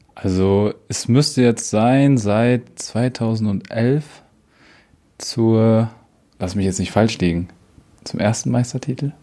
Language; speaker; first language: German; native; German